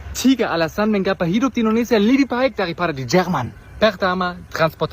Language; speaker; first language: Indonesian; non-native, learner; German